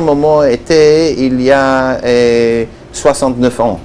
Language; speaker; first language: French; non-native, learner; Hebrew